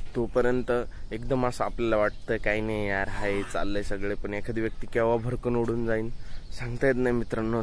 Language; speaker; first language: Marathi; native; Marathi